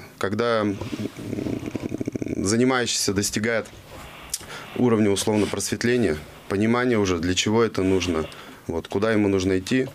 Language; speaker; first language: Russian; native; Russian